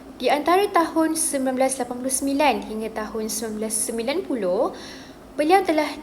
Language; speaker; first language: Malay; native; Malay